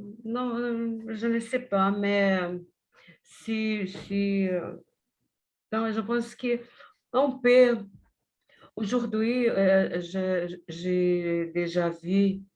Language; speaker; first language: French; non-native, learner; Portuguese